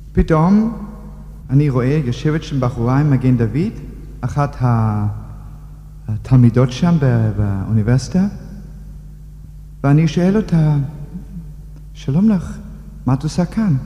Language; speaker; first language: Hebrew; non-native, fluent; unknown